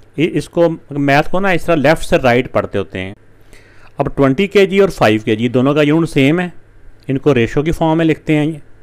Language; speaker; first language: Urdu; non-native, local second language; Punjabi